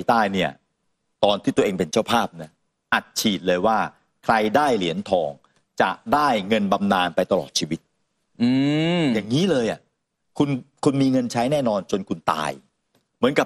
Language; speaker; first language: Thai; native; Thai